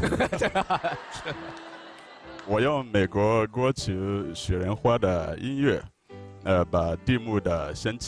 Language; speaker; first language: Chinese; non-native, fluent; Yoruba